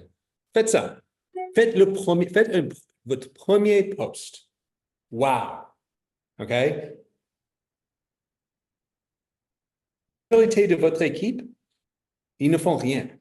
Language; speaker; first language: French; non-native, fluent; English